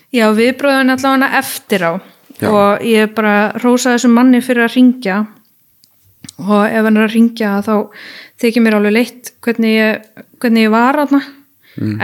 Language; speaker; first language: Icelandic; early bilingual, heritage; Icelandic